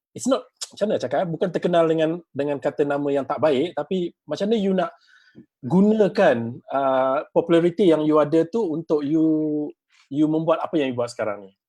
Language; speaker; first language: Malay; native; Malay